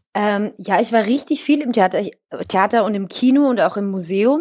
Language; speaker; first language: German; native; German